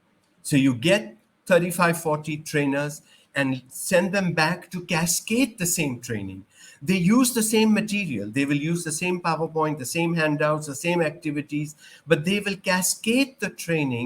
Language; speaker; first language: English; non-native, local second language; Urdu